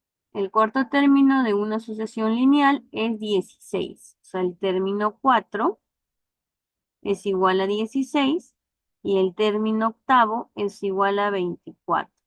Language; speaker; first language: Spanish; native; Spanish